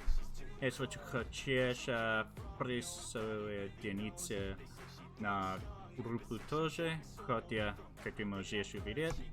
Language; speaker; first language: Russian; non-native, learner; English